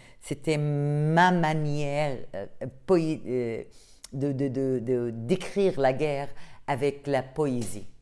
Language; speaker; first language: French; non-native, learner; Arabic